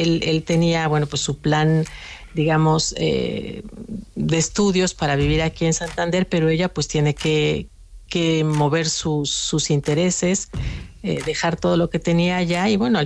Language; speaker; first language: Spanish; native; Spanish